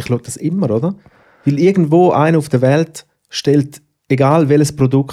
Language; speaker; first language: German; native; German